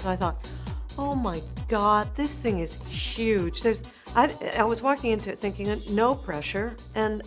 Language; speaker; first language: English; native; English